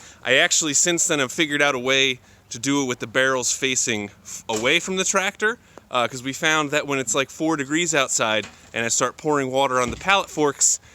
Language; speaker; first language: English; native; English